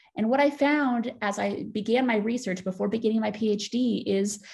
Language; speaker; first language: English; native; English